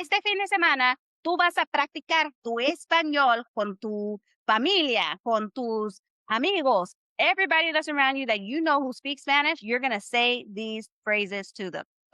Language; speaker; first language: Spanish; non-native, learner; English